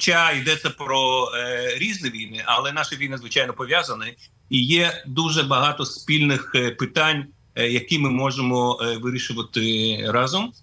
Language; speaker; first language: Ukrainian; non-native, fluent; Russian